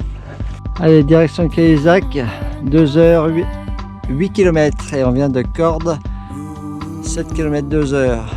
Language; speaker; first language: French; native; French